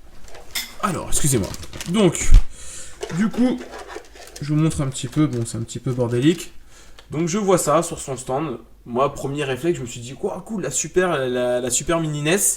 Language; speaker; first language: French; native; French